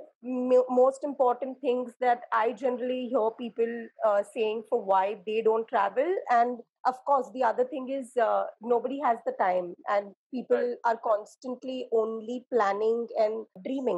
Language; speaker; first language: English; non-native, local second language; Hindi